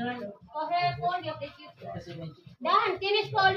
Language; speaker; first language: Spanish; non-native, fluent; Filipino